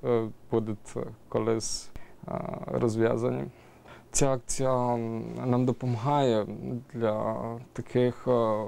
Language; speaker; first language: Ukrainian; early bilingual, heritage; Ukrainian